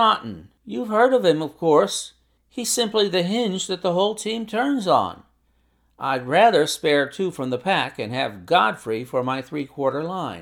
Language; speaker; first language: English; native; English